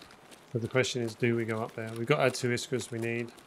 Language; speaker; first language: English; native; English